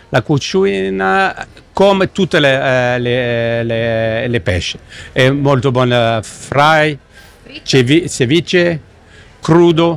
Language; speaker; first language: Italian; non-native, learner; French